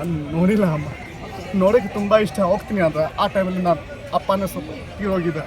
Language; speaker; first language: Kannada; non-native, local second language; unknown